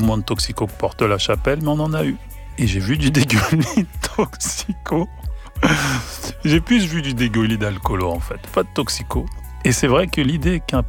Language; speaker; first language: French; native; French